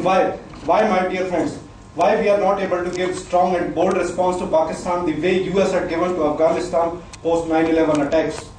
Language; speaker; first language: English; non-native, local second language; Hindi